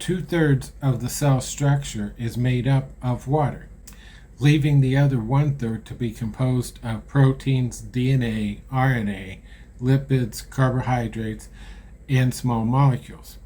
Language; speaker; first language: English; native; English